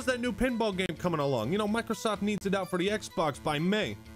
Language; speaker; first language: English; native; English